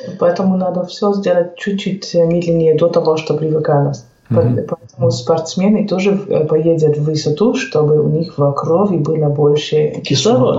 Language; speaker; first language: Russian; non-native, fluent; German